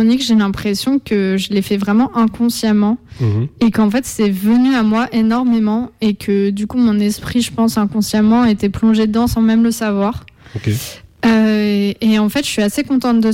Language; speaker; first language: French; native; French